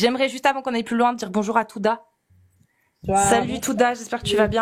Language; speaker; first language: French; native; French